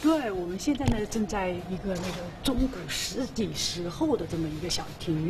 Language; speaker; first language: Chinese; native; Chinese